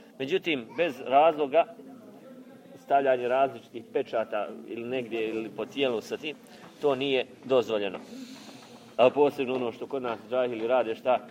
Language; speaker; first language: Bosnian; native; Bosnian